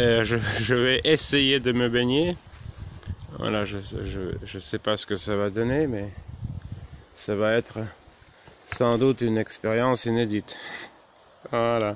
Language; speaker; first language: French; non-native, fluent; Russian